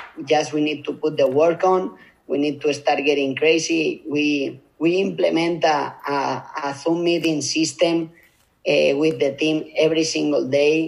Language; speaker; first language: English; non-native, fluent; Spanish